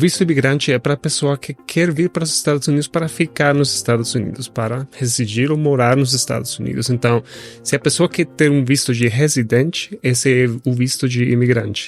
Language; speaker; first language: Portuguese; non-native, fluent; Spanish